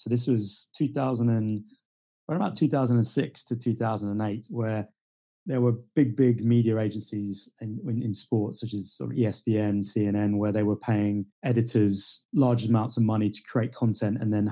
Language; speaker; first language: English; native; English